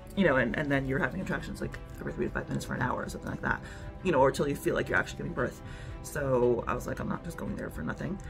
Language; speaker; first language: English; native; English